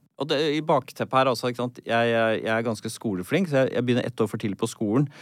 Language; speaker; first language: Norwegian; native; Norwegian